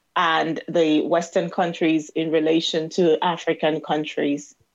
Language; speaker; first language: English; non-native, local second language; Igbo